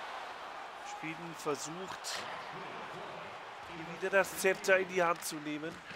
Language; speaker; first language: German; native; German